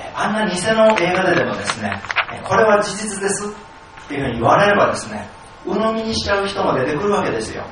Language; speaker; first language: Japanese; native; Japanese